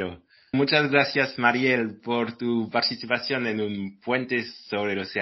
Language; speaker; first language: Spanish; non-native, fluent; French